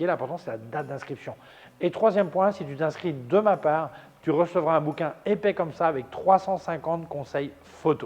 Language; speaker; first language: French; native; French